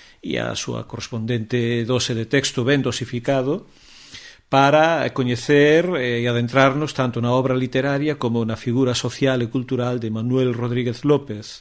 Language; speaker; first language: Galician; native; Galician